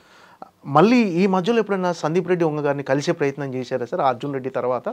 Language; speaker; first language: Telugu; native; Telugu